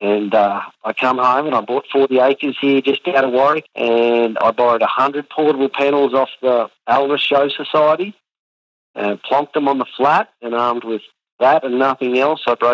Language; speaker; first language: English; native; English